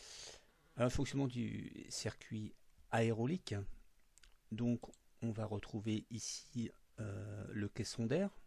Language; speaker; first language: French; native; French